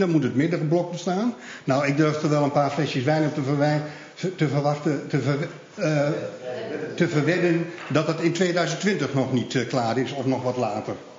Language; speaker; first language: Dutch; native; Dutch